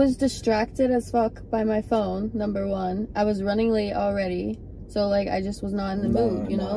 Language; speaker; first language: English; native; English